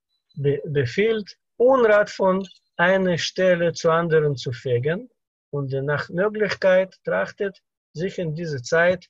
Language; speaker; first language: German; non-native, fluent; Russian